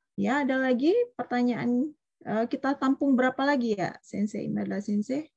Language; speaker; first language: Indonesian; native; Indonesian